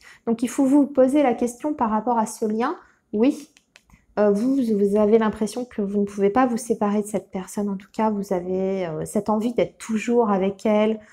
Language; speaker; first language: French; native; French